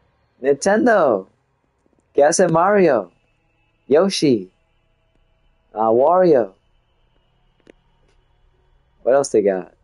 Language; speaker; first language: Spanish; non-native, learner; English